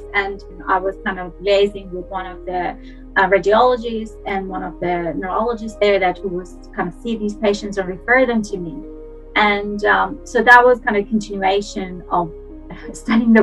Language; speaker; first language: English; non-native, fluent; Persian